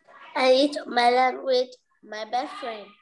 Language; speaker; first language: English; non-native, learner; Vietnamese